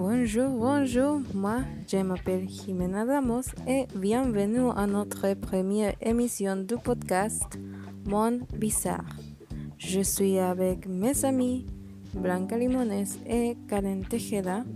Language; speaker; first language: French; non-native, learner; Spanish